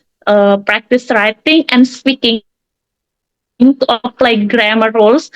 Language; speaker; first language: English; non-native, learner; Indonesian